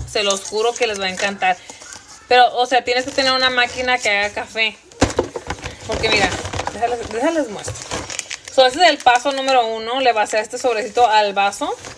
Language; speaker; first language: Spanish; native; Spanish